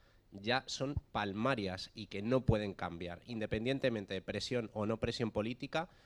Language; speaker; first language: Spanish; native; Spanish